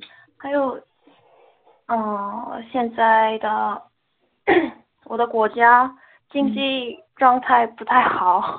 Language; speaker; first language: Chinese; non-native, learner; Korean